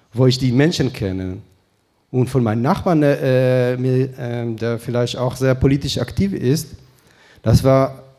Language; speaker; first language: German; non-native, fluent; Hebrew